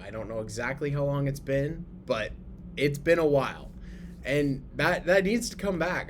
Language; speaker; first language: English; native; English